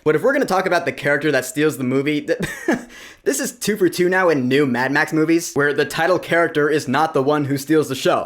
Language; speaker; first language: English; native; English